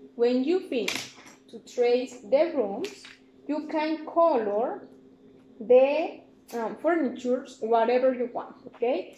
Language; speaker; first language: English; non-native, fluent; Spanish